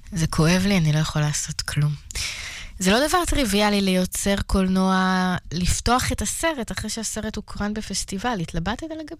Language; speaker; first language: Hebrew; native; Hebrew